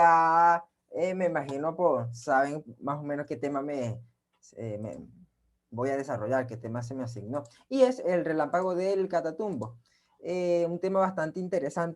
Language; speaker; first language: Spanish; native; Spanish